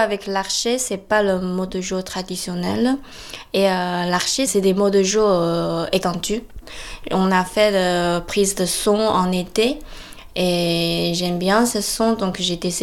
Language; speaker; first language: French; non-native, learner; Chinese